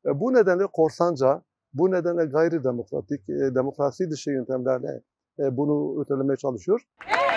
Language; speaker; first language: Turkish; non-native, local second language; Kurdish